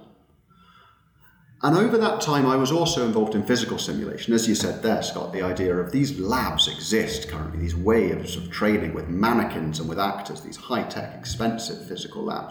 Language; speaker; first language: English; native; English